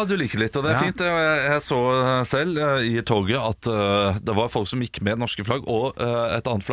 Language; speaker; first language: Norwegian; native; Norwegian